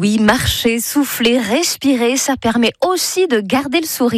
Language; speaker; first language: French; native; French